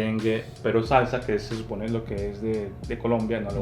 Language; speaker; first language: Spanish; native; Spanish